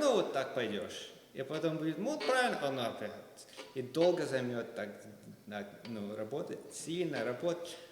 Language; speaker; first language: Russian; early bilingual, heritage; Russian